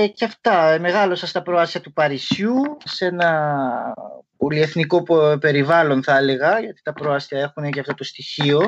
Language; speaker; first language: Greek; early bilingual, other home language; French